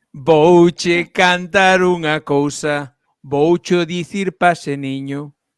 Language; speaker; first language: Galician; non-native, local second language; Spanish